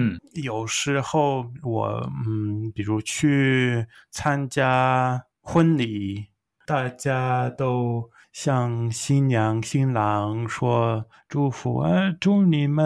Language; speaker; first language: Chinese; non-native, fluent; English